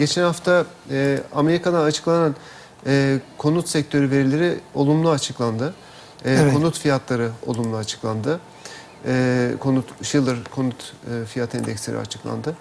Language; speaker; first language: Turkish; native; Turkish